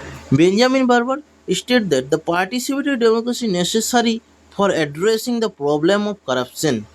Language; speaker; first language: English; non-native, local second language; Bangla